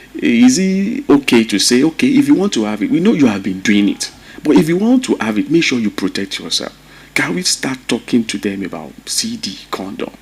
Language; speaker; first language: English; non-native, local second language; Yoruba